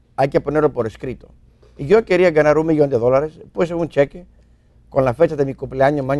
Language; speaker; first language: Spanish; non-native, fluent; Greek